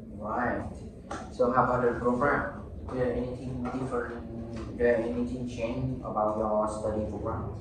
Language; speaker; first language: English; non-native, learner; Vietnamese